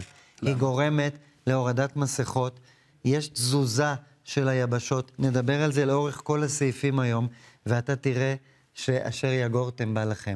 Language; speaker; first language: Hebrew; native; Hebrew